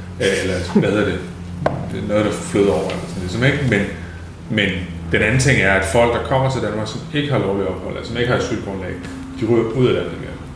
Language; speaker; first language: Danish; native; Danish